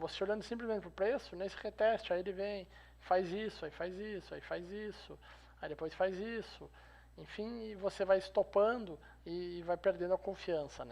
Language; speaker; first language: Portuguese; native; Portuguese